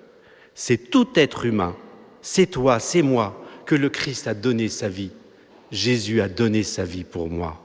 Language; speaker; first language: French; native; French